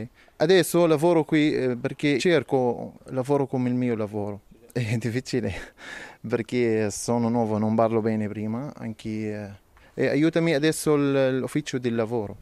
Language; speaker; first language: Italian; non-native, learner; Arabic